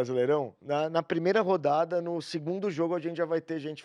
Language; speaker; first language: Portuguese; native; Portuguese